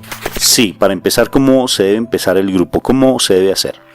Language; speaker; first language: Spanish; native; Spanish